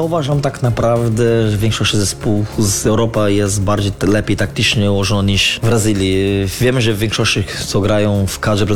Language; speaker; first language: Polish; non-native, learner; Portuguese